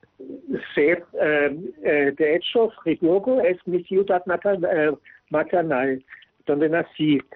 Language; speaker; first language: Spanish; non-native, fluent; German